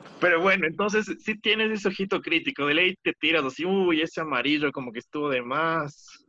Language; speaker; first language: Spanish; native; Spanish